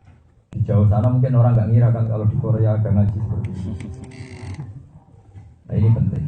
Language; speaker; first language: Indonesian; native; Indonesian